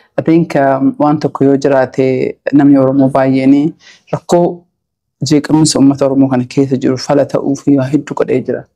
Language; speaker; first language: Oromo; early bilingual, heritage; Oromo